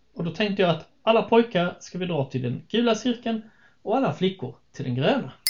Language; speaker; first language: Swedish; native; Swedish